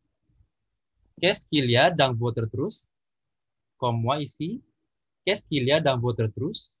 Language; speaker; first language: French; non-native, learner; Indonesian